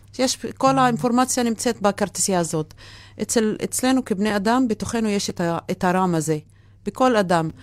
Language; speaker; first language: Hebrew; non-native, local second language; Arabic